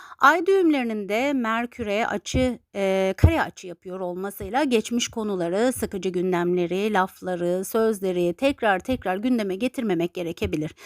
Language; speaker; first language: Turkish; native; Turkish